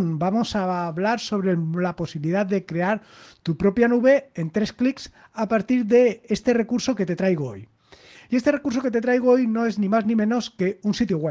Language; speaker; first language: Spanish; native; Spanish